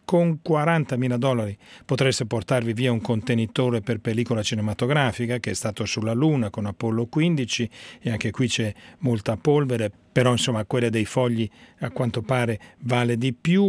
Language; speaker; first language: Italian; native; Italian